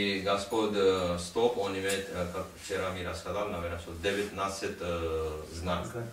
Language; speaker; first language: Russian; non-native, learner; Hindi